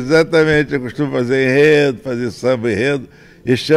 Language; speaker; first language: Portuguese; native; Portuguese